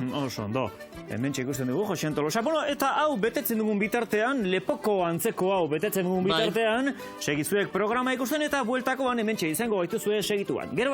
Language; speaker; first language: Basque; native; Basque